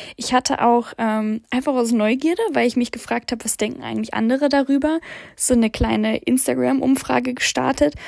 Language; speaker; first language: German; early bilingual, other home language; English